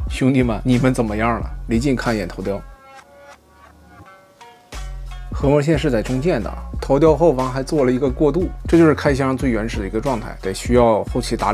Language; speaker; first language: Chinese; native; Chinese